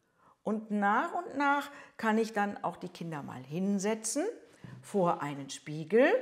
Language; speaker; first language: German; native; German